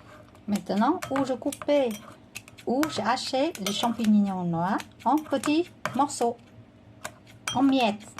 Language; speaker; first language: French; non-native, fluent; Vietnamese